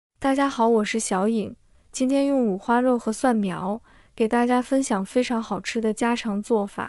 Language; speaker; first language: Chinese; native; Chinese